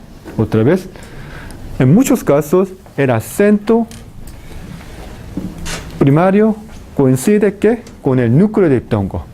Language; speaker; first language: Spanish; non-native, fluent; Korean